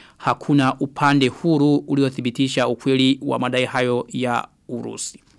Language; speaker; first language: Swahili; non-native, local second language; Rundi